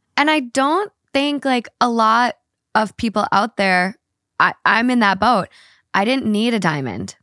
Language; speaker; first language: English; native; English